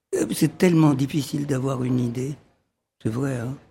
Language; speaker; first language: French; early bilingual, other home language; Arabic